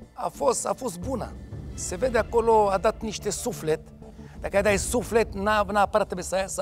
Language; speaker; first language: Romanian; non-native, fluent; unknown